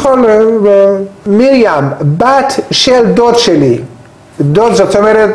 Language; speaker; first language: Hebrew; non-native, learner; Persian